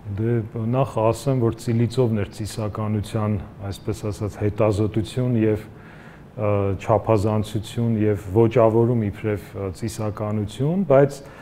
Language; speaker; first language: Armenian; native; Armenian